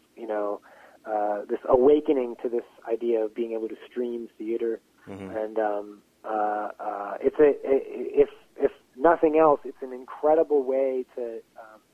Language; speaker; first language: English; native; English